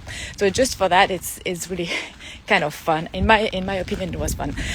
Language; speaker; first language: English; non-native, fluent; French